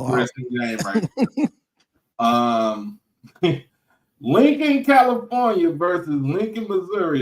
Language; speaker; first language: English; native; English